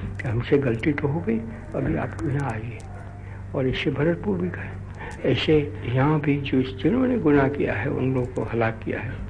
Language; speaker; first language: Hindi; non-native, local second language; Gujarati